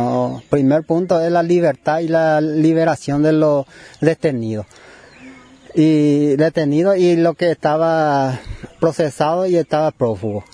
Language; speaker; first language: Spanish; non-native, local second language; Guarani